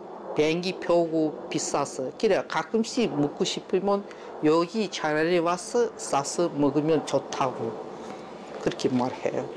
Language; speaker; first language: Korean; non-native, learner; Russian